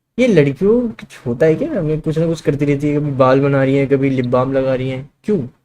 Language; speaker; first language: Hindi; native; Hindi